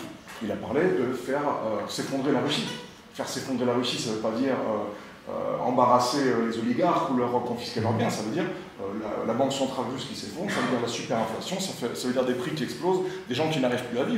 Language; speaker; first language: French; native; French